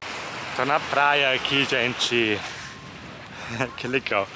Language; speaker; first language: Portuguese; non-native, fluent; German